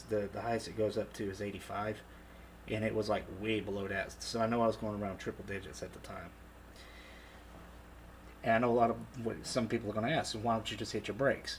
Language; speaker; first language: English; native; English